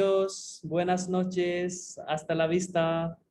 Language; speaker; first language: Spanish; non-native, fluent; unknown